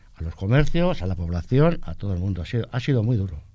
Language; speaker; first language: Spanish; non-native, local second language; Catalan